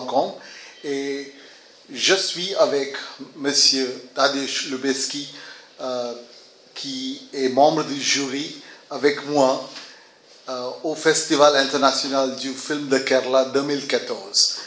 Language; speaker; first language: French; non-native, fluent; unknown